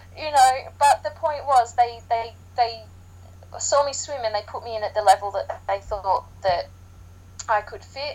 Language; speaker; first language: English; native; English